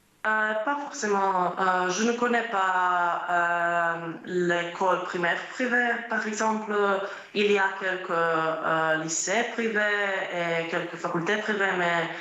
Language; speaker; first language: French; non-native, fluent; Croatian